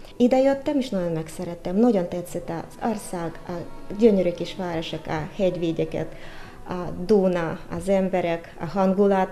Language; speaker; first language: Hungarian; non-native, fluent; Russian